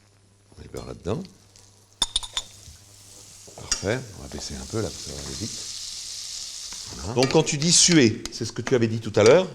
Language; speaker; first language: French; native; French